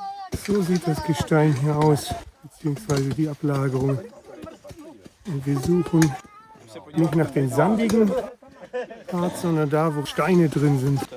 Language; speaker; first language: German; native; German